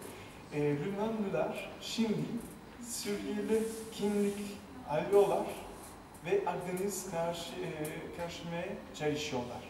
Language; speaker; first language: Turkish; non-native, fluent; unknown